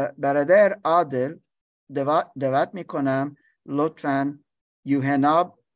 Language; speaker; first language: Persian; non-native, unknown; English